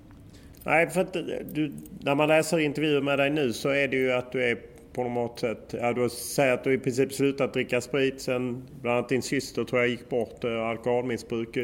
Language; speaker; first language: Swedish; native; Swedish